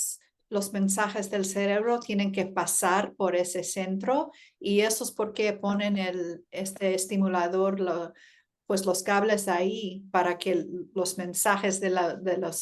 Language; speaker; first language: Spanish; early bilingual, heritage; Spanish